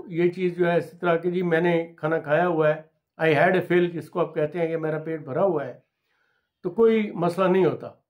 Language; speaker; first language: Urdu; non-native, local second language; Punjabi